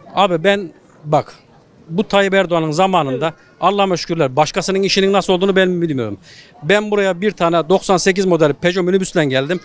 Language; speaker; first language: Turkish; native; Turkish